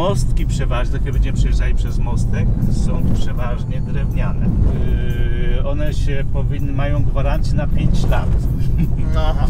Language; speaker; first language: Polish; early bilingual, heritage; Polish